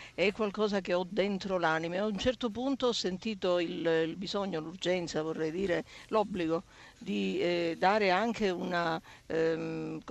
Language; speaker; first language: Italian; native; Italian